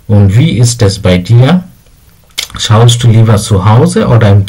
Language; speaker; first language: German; non-native, learner; Bangla